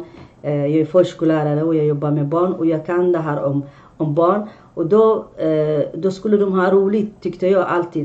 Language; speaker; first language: Swedish; non-native, fluent; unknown